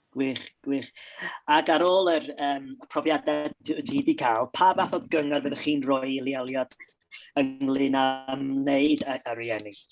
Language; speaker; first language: Welsh; non-native, local second language; English